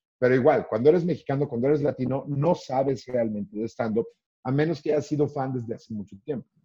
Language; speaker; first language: Spanish; native; Spanish